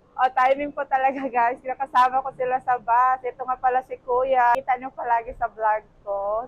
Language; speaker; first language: Filipino; native; Filipino